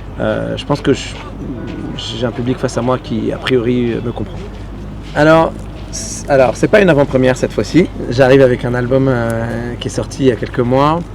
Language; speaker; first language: French; early bilingual, other home language; Arabic